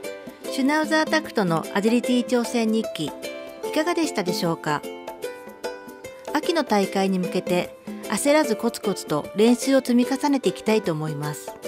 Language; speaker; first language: Japanese; native; Japanese